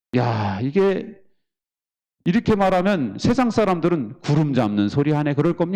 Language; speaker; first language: Korean; native; Korean